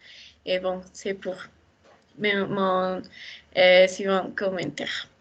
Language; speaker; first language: French; non-native, learner; Spanish